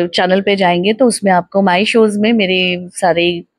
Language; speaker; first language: Hindi; non-native, local second language; Gujarati